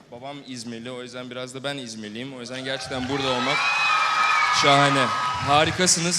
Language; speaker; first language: Turkish; early bilingual, heritage; Turkish